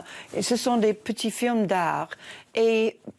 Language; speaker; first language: French; non-native, learner; English